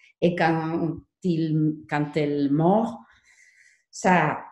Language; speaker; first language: French; non-native, learner; Spanish